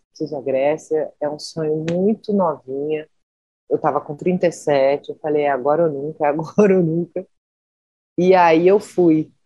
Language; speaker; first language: Portuguese; native; Portuguese